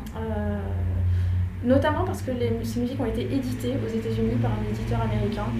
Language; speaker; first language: French; native; French